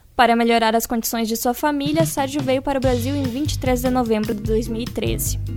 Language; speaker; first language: Portuguese; native; Portuguese